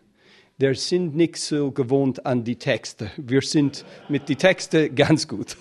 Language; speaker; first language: German; non-native, fluent; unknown